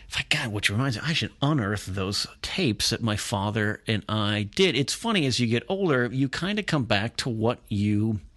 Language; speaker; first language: English; native; English